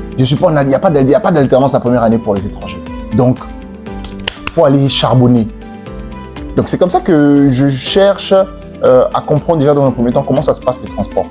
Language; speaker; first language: French; native; French